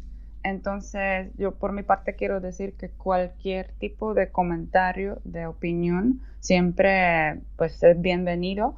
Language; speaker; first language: Spanish; non-native, fluent; Polish